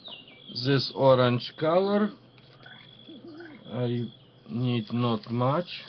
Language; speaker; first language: English; non-native, learner; Ukrainian